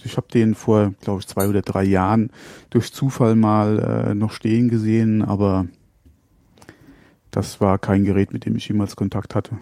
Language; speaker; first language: German; native; German